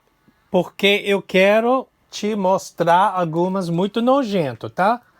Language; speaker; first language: Portuguese; non-native, learner; English